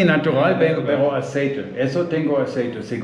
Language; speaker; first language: Spanish; non-native, learner; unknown